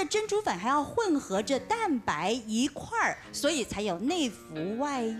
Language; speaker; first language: Chinese; native; Chinese